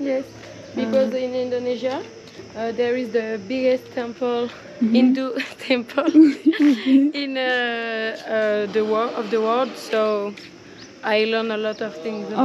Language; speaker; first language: English; non-native, learner; French